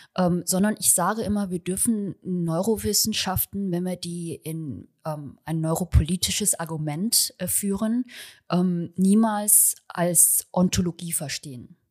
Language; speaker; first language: German; early bilingual, other home language; Chinese